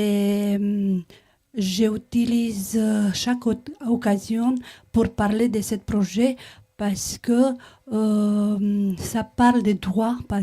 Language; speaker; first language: French; non-native, learner; Romanian